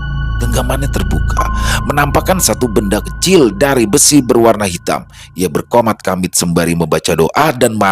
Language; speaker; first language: Indonesian; native; Indonesian